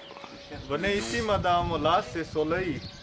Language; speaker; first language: French; non-native, learner; Hindi